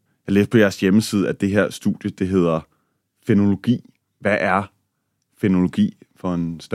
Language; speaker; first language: Danish; native; Danish